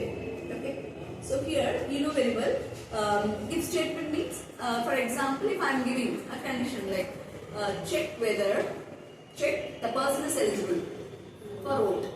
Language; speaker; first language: English; non-native, local second language; Tamil